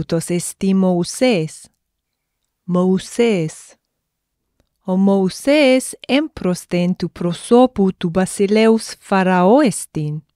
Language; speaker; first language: Greek; non-native, fluent; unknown